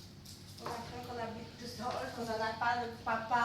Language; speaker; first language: French; non-native, learner; Portuguese